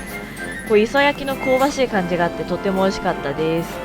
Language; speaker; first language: Japanese; native; Japanese